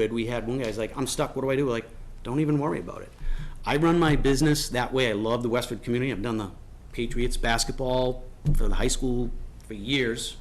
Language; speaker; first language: English; native; English